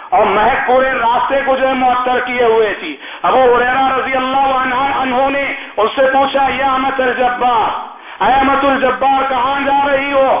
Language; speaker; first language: Urdu; native; Urdu